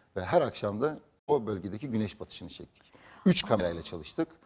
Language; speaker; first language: Turkish; native; Turkish